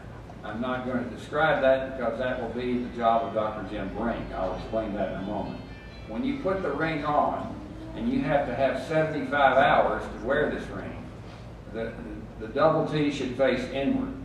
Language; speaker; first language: English; native; English